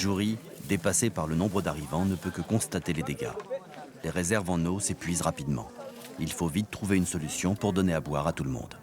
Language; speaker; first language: French; native; French